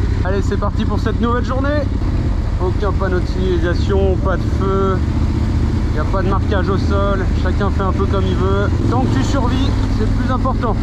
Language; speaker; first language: French; native; French